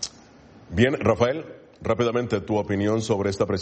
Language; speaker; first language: Spanish; native; Spanish